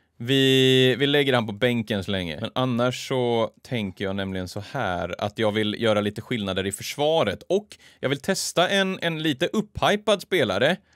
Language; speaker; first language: Swedish; native; Swedish